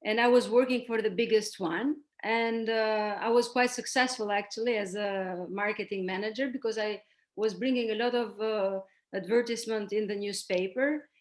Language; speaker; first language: English; non-native, fluent; Albanian